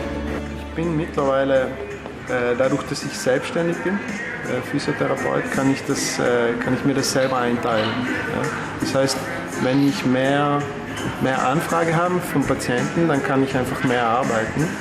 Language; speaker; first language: German; native; German